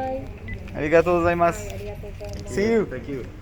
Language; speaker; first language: English; non-native, learner; French